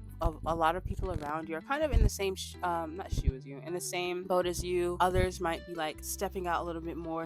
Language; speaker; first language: English; native; English